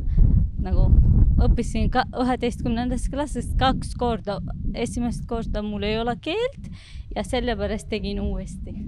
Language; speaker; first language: Estonian; non-native, learner; Arabic